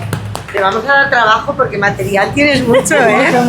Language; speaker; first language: Spanish; native; Spanish